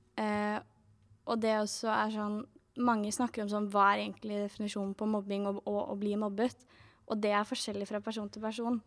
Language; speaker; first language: Norwegian; native; Norwegian